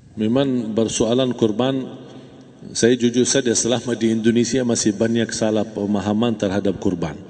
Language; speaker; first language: Malay; non-native, fluent; Arabic